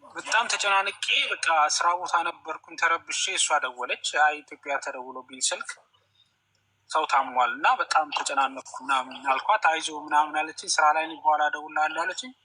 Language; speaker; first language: Amharic; native; Amharic